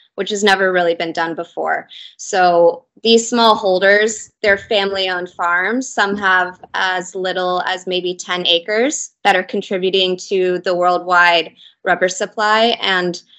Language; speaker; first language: English; native; English